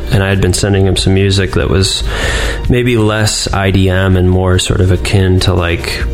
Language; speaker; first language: English; native; English